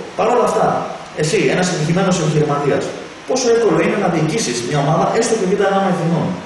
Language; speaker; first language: Greek; native; Greek